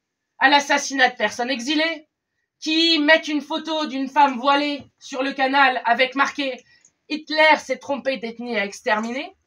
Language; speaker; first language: French; native; French